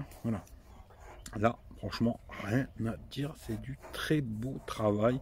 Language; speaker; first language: French; native; French